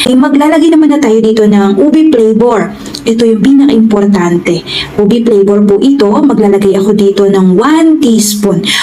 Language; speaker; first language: Filipino; non-native, local second language; Waray